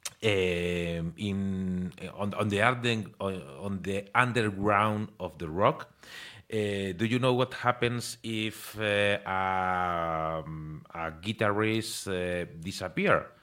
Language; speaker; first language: English; non-native, learner; Spanish